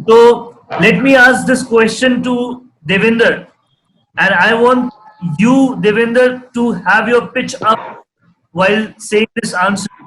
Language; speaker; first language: English; non-native, local second language; Hindi